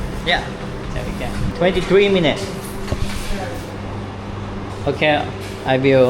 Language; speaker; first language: English; non-native, learner; Thai